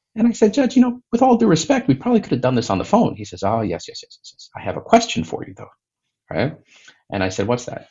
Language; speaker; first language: English; native; English